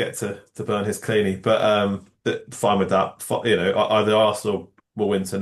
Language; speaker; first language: English; native; English